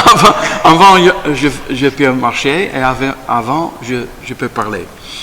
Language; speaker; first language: French; non-native, learner; Dutch